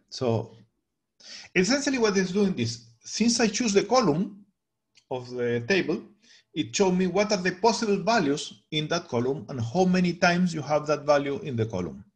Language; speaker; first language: English; non-native, fluent; Spanish